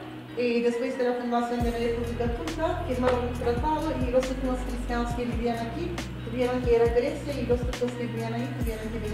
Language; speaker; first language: Spanish; non-native, fluent; Turkish